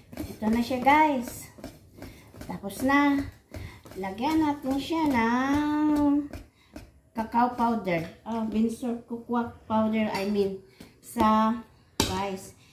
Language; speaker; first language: Filipino; non-native, local second language; Cebuano